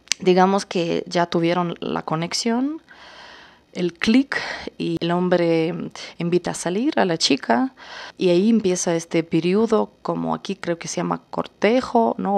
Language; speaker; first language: Spanish; non-native, fluent; Russian